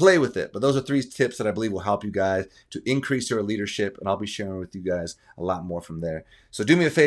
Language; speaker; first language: English; native; English